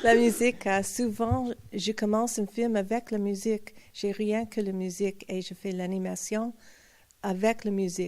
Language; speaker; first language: French; non-native, fluent; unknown